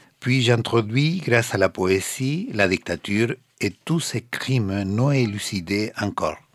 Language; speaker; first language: French; early bilingual, other home language; Spanish